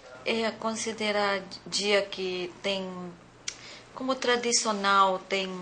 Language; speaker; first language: Portuguese; non-native, learner; Thai